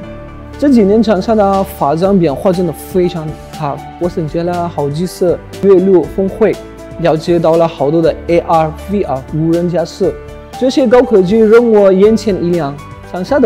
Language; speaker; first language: Chinese; non-native, fluent; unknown